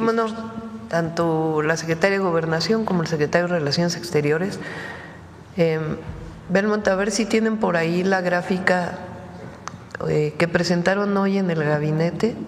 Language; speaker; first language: Spanish; native; Spanish